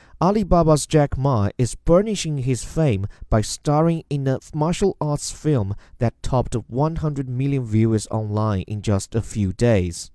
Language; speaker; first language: English; non-native, fluent; Chinese